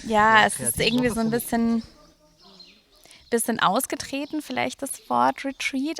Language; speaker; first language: German; native; German